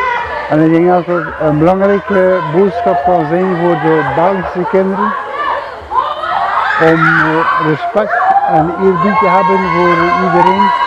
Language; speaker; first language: Dutch; non-native, fluent; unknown